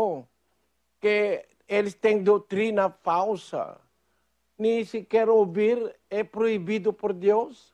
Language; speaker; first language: Portuguese; non-native, fluent; Filipino